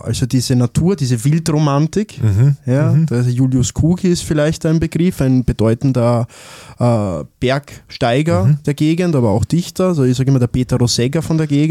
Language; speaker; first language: German; early bilingual, other home language; Italian